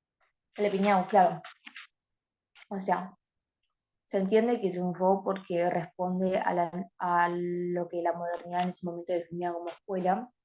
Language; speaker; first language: Spanish; native; Spanish